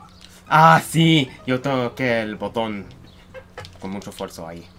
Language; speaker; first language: Spanish; early bilingual, heritage; Spanish